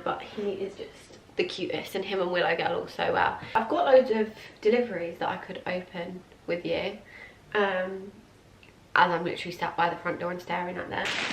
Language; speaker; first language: English; native; English